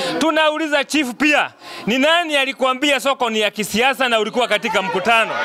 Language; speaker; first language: Swahili; non-native, local second language; Kikuyu